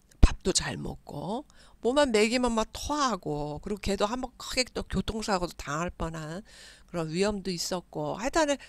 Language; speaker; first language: Korean; native; Korean